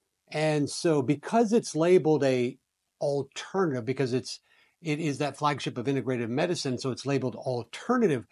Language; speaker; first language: English; native; English